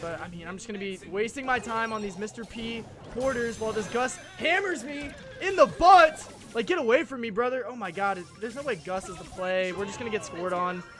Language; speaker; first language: English; native; English